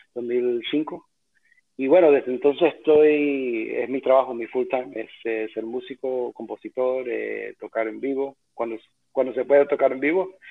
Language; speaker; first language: Spanish; early bilingual, heritage; Spanish